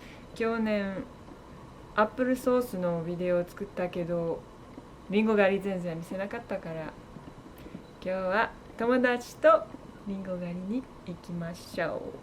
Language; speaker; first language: Japanese; non-native, learner; French